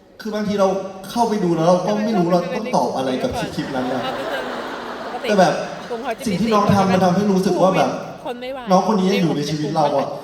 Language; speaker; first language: Thai; native; Thai